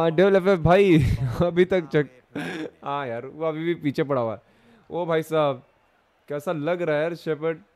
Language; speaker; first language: Hindi; non-native, local second language; Bangla